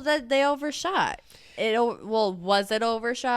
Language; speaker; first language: English; native; English